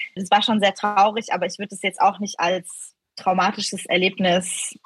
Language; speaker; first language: German; native; German